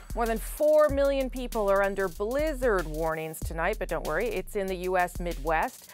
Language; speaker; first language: English; native; English